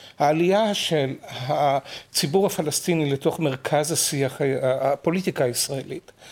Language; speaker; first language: Hebrew; native; Hebrew